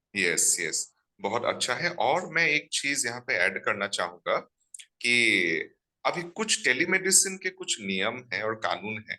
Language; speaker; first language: Hindi; non-native, local second language; Assamese